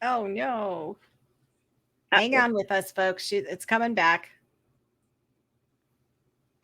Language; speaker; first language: English; native; English